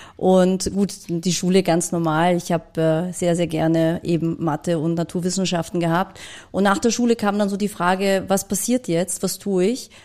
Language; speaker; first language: German; early bilingual, other home language; Polish